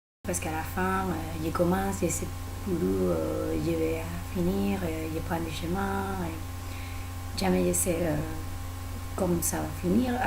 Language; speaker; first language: French; non-native, learner; Spanish